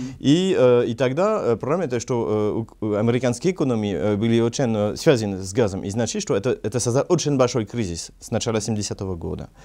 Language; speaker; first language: Russian; non-native, learner; French